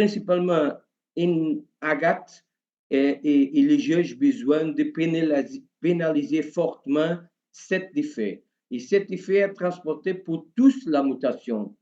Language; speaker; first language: French; non-native, learner; Portuguese